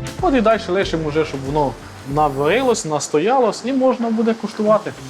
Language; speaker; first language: Ukrainian; native; Ukrainian